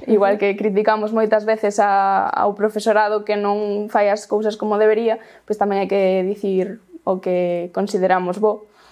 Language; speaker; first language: Galician; non-native, local second language; Spanish